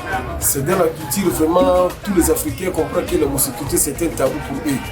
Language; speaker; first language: French; non-native, local second language; Swahili